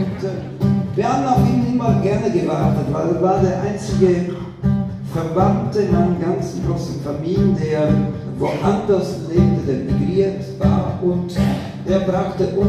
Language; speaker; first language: German; non-native, fluent; Italian